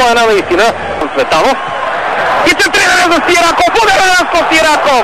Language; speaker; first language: Bulgarian; native; Bulgarian